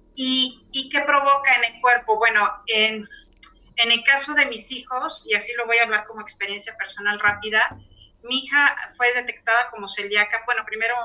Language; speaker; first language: Spanish; native; Spanish